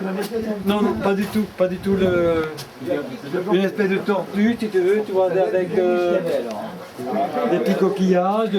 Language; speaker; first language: French; native; French